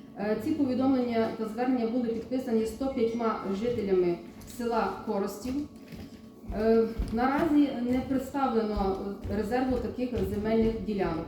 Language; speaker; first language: Ukrainian; native; Ukrainian